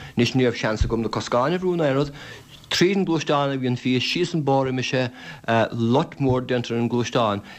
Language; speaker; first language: Irish; native; Irish